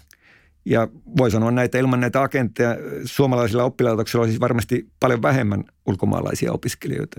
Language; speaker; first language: Finnish; native; Finnish